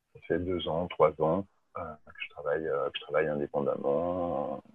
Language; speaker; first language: French; native; French